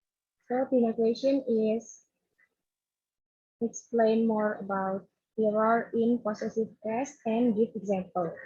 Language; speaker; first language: English; non-native, learner; Indonesian